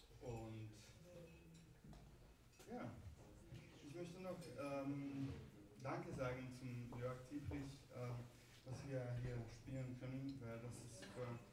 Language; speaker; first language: German; non-native, fluent; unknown